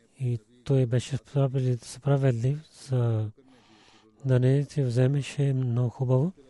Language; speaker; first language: Bulgarian; non-native, learner; Urdu